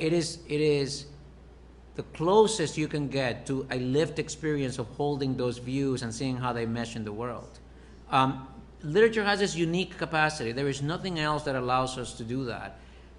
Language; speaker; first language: English; early bilingual, other home language; Spanish